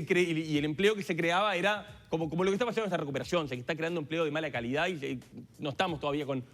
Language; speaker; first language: Spanish; native; Spanish